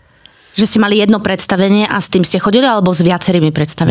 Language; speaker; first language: Slovak; native; Slovak